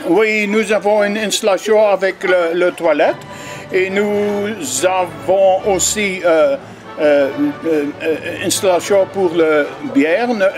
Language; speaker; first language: French; non-native, local second language; Dutch